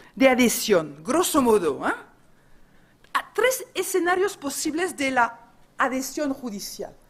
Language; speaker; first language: Spanish; non-native, fluent; French